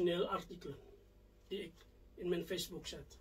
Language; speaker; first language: Dutch; non-native, fluent; Indonesian